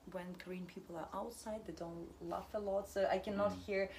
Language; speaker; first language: English; non-native, fluent; Russian